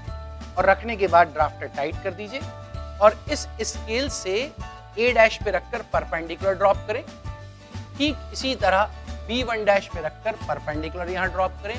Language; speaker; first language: Hindi; native; Hindi